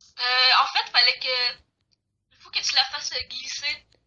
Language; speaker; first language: French; native; French